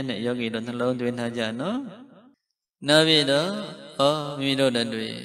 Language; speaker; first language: Burmese; non-native, local second language; Mon